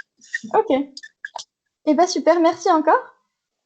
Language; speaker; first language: French; native; French